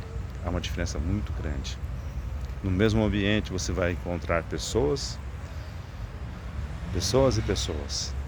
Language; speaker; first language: Portuguese; native; Portuguese